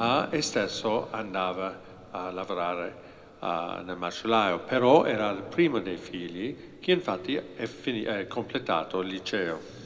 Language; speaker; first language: Italian; non-native, fluent; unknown